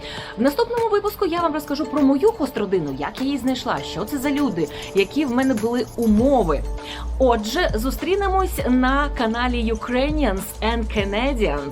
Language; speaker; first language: Ukrainian; native; Ukrainian